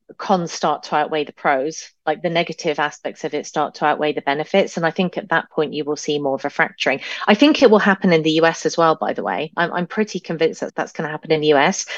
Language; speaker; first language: English; native; English